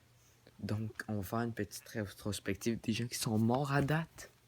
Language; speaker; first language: French; native; French